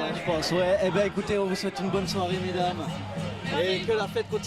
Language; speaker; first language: French; native; French